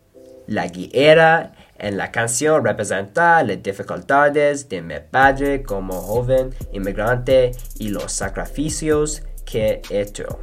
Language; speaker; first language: Spanish; non-native, learner; English